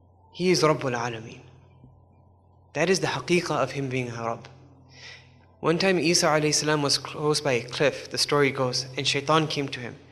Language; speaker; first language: English; native; English